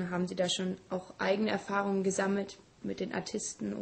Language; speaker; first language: German; native; German